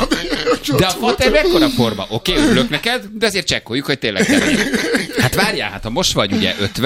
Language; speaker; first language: Hungarian; native; Hungarian